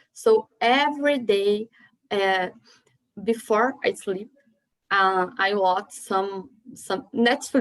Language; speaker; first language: English; non-native, learner; Portuguese